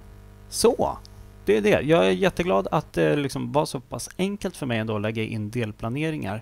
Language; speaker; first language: Swedish; native; Swedish